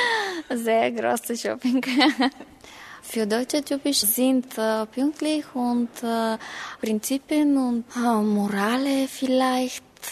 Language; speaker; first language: German; non-native, learner; Bulgarian